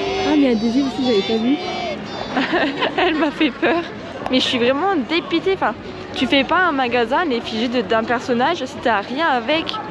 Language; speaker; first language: French; native; French